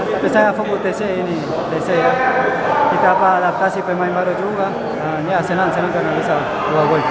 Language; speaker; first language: Indonesian; non-native, fluent; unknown